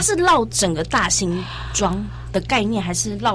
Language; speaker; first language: Chinese; native; Chinese